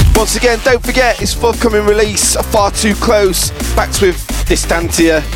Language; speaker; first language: English; native; English